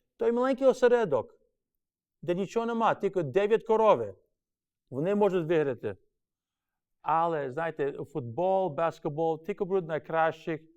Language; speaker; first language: Ukrainian; early bilingual, heritage; Ukrainian